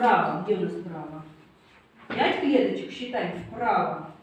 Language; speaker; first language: Russian; native; Russian